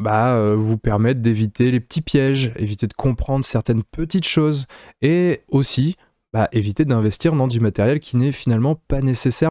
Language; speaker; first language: French; native; French